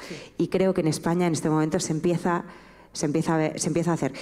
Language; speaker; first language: Spanish; native; Spanish